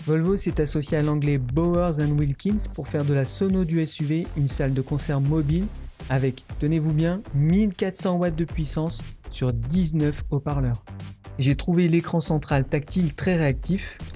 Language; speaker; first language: French; native; French